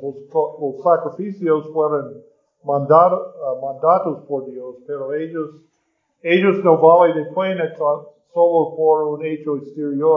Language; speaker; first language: Spanish; non-native, learner; English